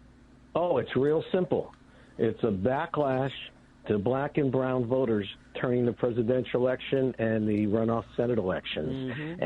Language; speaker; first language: English; native; English